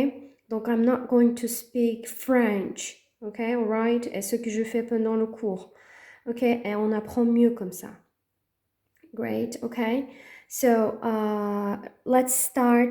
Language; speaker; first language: French; native; French